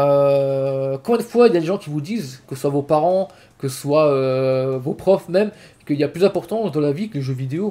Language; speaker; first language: French; native; French